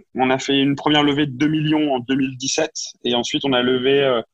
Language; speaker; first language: French; native; French